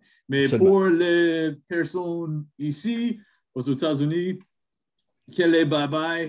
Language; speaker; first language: French; non-native, learner; English